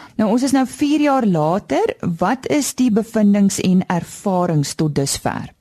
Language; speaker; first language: Afrikaans; native; Afrikaans